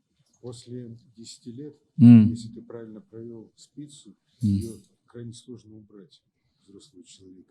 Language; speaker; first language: Russian; native; Russian